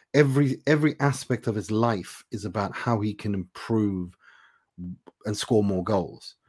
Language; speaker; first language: English; non-native, fluent; Persian